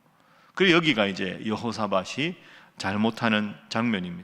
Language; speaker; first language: Korean; native; Korean